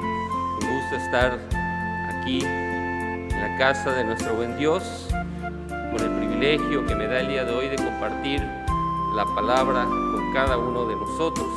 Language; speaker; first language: Spanish; native; Spanish